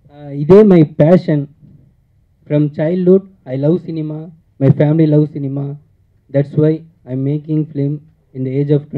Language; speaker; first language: Telugu; early bilingual, heritage; Telugu